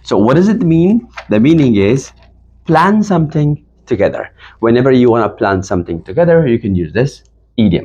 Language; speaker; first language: English; non-native, fluent; Persian